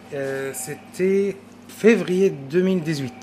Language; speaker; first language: French; non-native, learner; Arabic